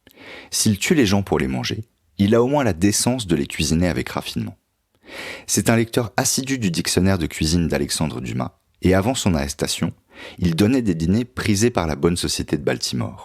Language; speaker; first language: French; native; French